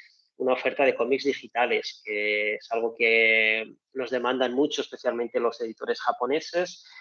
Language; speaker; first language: Spanish; native; Spanish